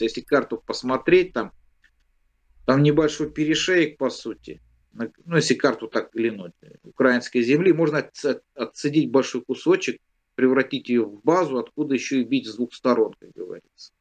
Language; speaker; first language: Russian; native; Russian